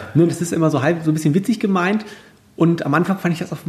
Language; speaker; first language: German; native; German